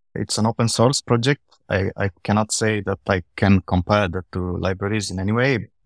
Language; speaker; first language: English; non-native, fluent; Romanian